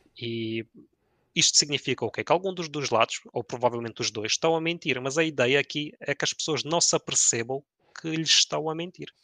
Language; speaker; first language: Portuguese; early bilingual, other home language; Ukrainian